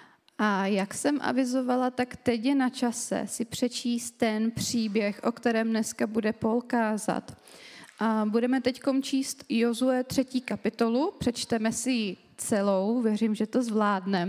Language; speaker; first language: Czech; native; Czech